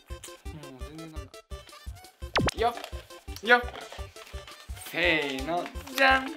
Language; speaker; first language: Japanese; native; Japanese